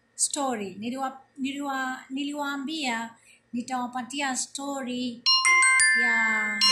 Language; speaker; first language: English; non-native, local second language; Swahili